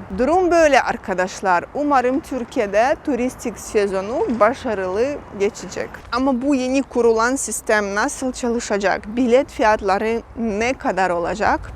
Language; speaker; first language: Turkish; non-native, fluent; Russian